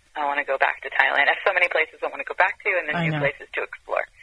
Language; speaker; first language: English; non-native, fluent; Hebrew